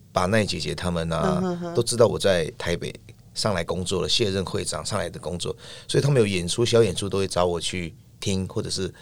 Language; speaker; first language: Chinese; non-native, local second language; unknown